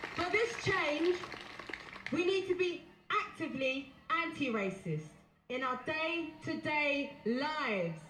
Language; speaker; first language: English; native; English